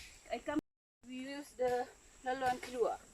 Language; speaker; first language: English; non-native, local second language; Malay